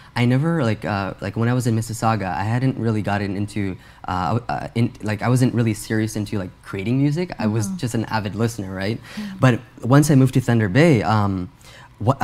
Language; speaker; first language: English; native; English